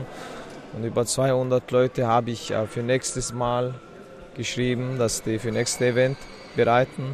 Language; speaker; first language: German; non-native, fluent; Chechen